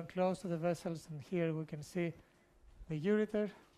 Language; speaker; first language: English; non-native, fluent; Greek